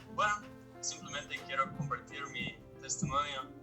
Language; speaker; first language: Spanish; non-native, fluent; English